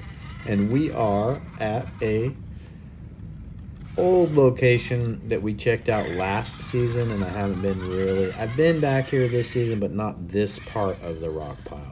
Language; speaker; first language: English; native; English